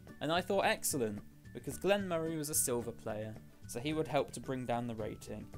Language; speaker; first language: English; native; English